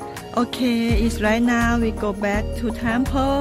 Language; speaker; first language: English; non-native, learner; Thai